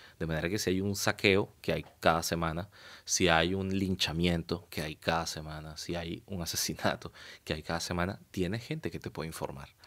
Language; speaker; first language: Spanish; native; Spanish